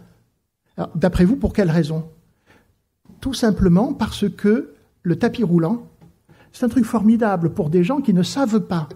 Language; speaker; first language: French; native; French